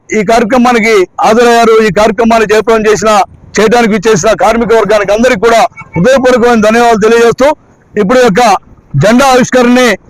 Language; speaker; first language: Telugu; native; Telugu